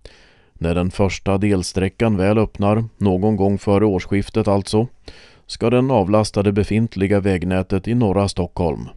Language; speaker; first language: Swedish; native; Swedish